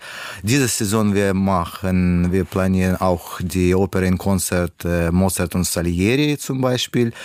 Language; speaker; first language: German; non-native, learner; Russian